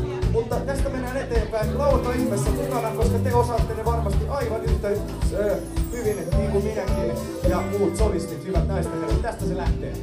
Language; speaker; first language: Finnish; native; Finnish